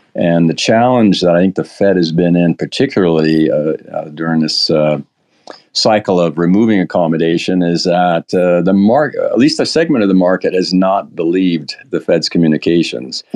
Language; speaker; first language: English; native; English